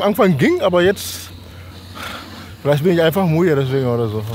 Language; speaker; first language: German; non-native, learner; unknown